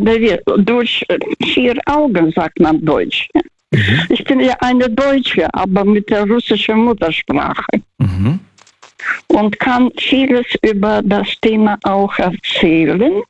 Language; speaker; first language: German; non-native, fluent; Russian